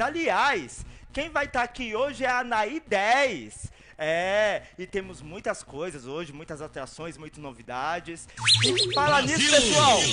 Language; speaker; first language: Portuguese; native; Portuguese